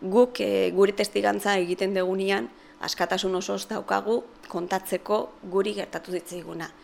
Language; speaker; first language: Basque; native; Basque